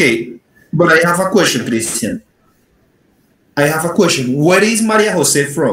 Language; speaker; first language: English; non-native, fluent; Spanish